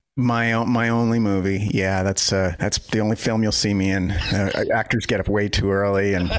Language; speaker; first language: English; native; English